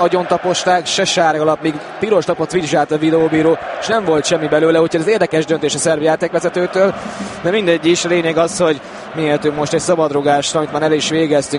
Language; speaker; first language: Hungarian; native; Hungarian